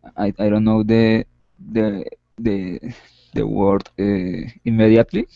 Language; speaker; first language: English; non-native, learner; Spanish